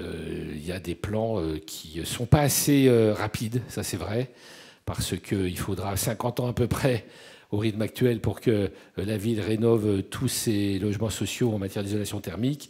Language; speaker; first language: French; native; French